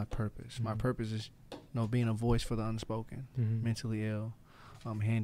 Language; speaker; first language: English; native; English